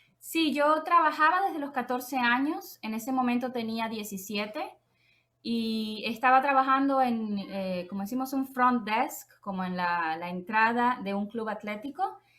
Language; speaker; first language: Spanish; native; Spanish